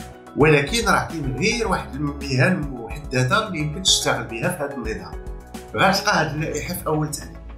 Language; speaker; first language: Arabic; native; Arabic